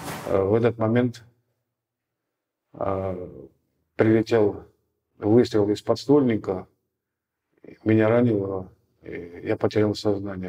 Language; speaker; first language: Russian; native; Russian